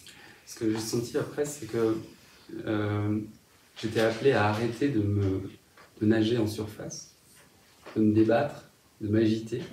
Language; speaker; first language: French; native; French